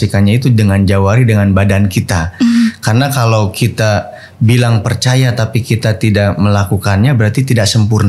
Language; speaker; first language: Indonesian; native; Indonesian